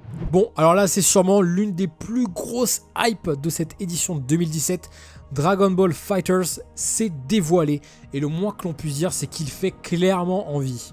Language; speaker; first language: French; native; French